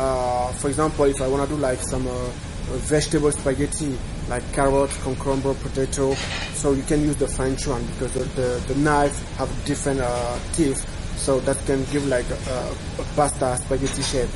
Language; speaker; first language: English; non-native, fluent; French